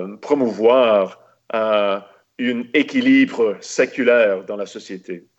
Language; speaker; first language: French; non-native, local second language; English